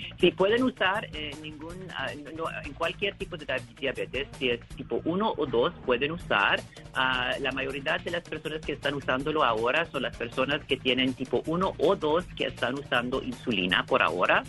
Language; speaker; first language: Spanish; non-native, learner; English